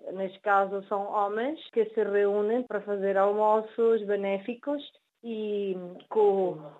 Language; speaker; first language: Portuguese; early bilingual, heritage; Spanish